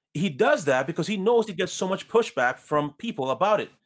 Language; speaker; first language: English; early bilingual, other home language; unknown